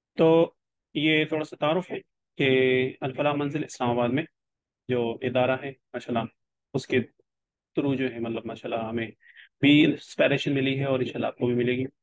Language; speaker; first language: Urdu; non-native, local second language; Pashto